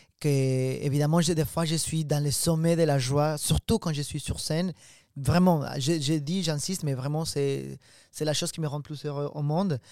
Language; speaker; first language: French; non-native, fluent; Spanish